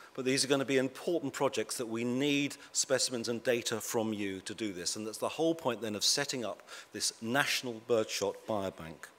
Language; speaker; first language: English; native; English